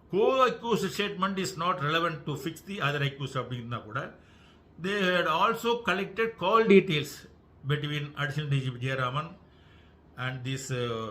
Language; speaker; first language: English; non-native, local second language; Tamil